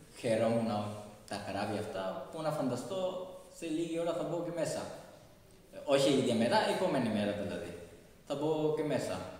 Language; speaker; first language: Greek; non-native, fluent; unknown